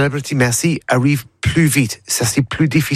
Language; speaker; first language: French; non-native, learner; English